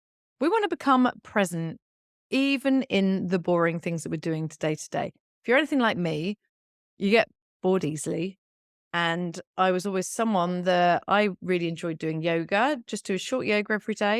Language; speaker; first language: English; native; English